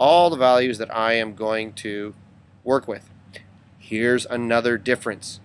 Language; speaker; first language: English; native; English